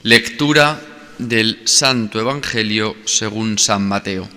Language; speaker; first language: Spanish; native; Spanish